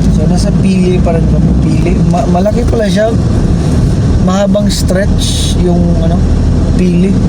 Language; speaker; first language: Filipino; non-native, local second language; Cebuano